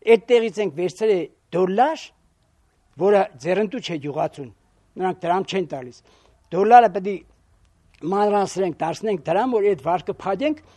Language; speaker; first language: Armenian; native; Armenian